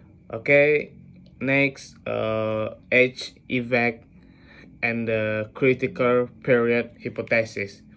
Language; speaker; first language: English; non-native, learner; Indonesian